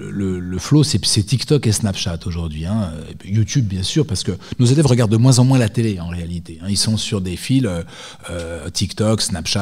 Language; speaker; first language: French; native; French